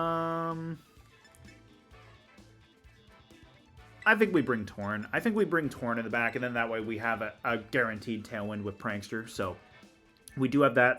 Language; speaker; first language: English; native; English